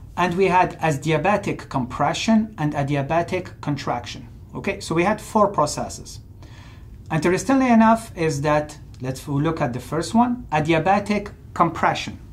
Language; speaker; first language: English; non-native, fluent; Arabic